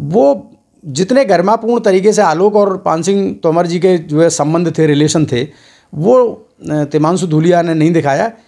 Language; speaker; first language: Hindi; native; Hindi